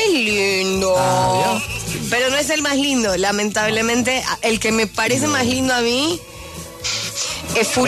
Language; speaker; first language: Spanish; native; Spanish